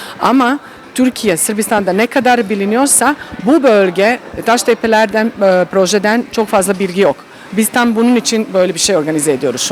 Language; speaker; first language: Turkish; non-native, fluent; Serbian